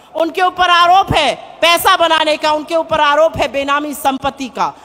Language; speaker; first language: Hindi; native; Hindi